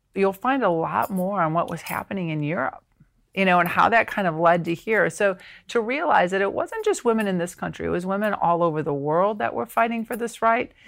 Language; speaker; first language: English; native; English